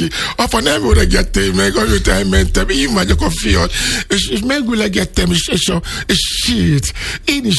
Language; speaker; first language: Hungarian; non-native, learner; Yoruba